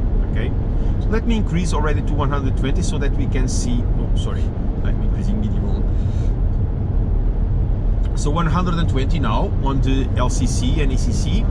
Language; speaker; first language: English; non-native, fluent; Portuguese